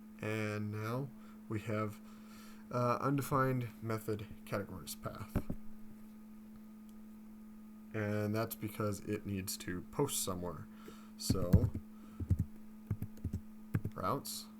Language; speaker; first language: English; native; English